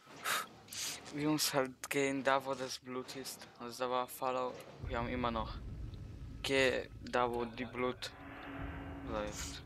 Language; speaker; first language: German; early bilingual, other home language; Polish